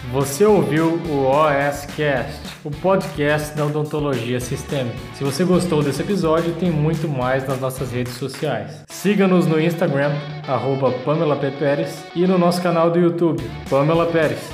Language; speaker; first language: Portuguese; native; Portuguese